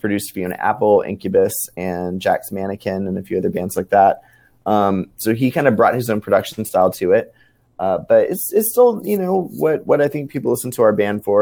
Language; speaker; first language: English; native; English